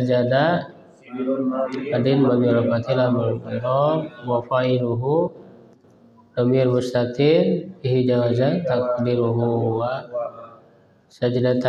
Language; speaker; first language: Arabic; non-native, fluent; Indonesian